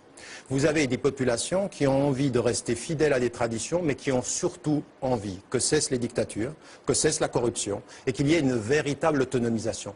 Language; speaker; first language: French; early bilingual, heritage; French